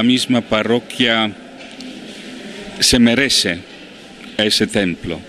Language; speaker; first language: Spanish; non-native, fluent; Polish